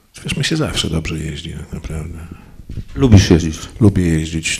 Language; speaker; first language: Polish; native; Polish